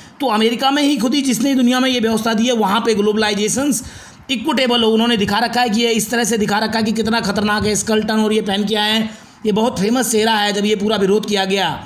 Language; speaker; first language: Hindi; native; Hindi